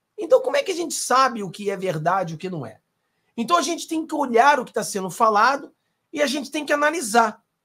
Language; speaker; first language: Portuguese; non-native, fluent; Spanish